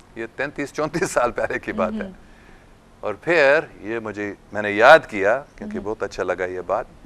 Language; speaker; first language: Urdu; non-native, local second language; English